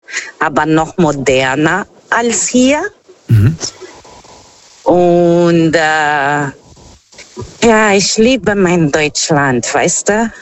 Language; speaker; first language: German; non-native, fluent; Portuguese